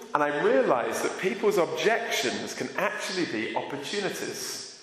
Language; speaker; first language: English; native; English